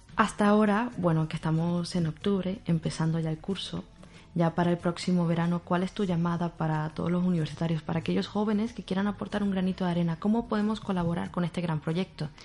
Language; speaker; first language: Spanish; native; Spanish